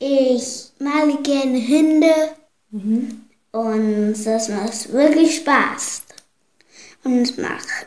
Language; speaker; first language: German; early bilingual, heritage; German